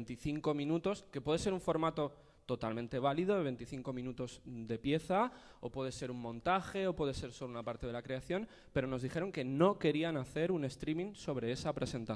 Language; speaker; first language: Spanish; native; Spanish